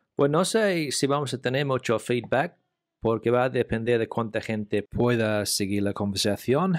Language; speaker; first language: Spanish; non-native, fluent; English